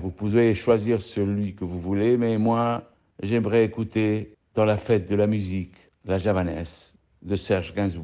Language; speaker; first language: French; early bilingual, heritage; French